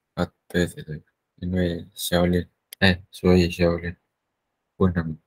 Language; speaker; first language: Chinese; non-native, learner; Vietnamese